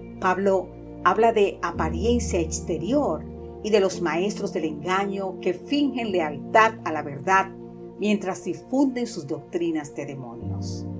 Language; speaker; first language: Spanish; native; Spanish